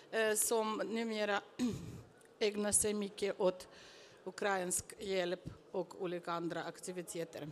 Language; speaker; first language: Swedish; non-native, fluent; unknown